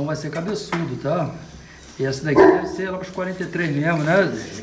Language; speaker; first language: Portuguese; native; Portuguese